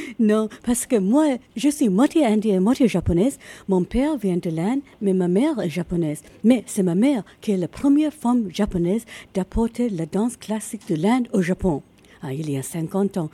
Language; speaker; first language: French; non-native, learner; Japanese